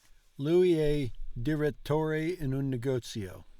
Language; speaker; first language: Italian; non-native, learner; English